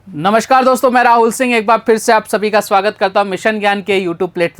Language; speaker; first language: Hindi; native; Hindi